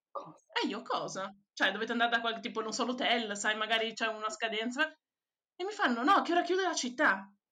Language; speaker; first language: Italian; native; Italian